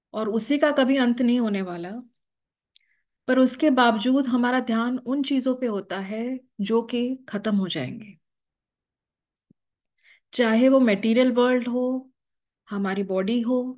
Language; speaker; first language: Hindi; native; Hindi